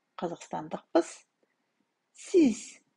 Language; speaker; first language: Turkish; non-native, fluent; Kazakh